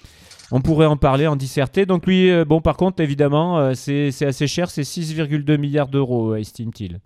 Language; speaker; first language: French; native; French